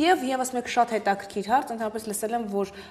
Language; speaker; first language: Armenian; native; Armenian